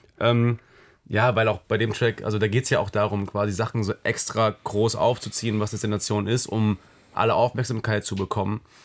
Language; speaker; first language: German; native; German